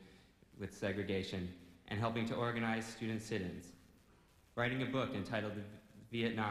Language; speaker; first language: English; native; English